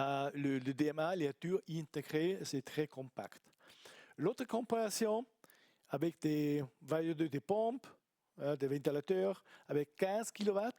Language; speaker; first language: French; non-native, learner; Italian